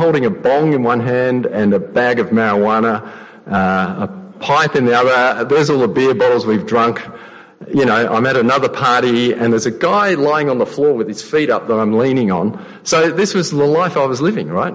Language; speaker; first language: English; native; English